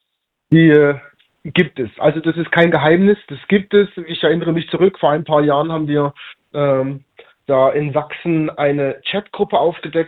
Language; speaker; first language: German; native; German